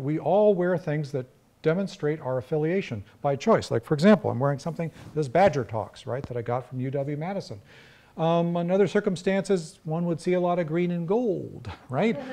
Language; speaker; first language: English; native; English